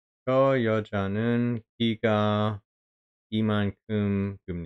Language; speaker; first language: Korean; non-native, learner; English